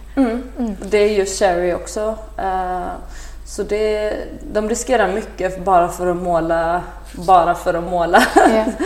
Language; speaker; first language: Swedish; early bilingual, other home language; Persian